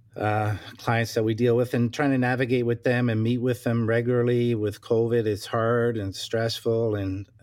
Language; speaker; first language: English; native; English